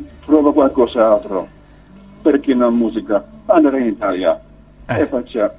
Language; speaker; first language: Italian; non-native, learner; Finnish